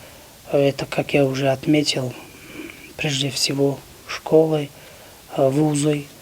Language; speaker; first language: Russian; non-native, local second language; Tajik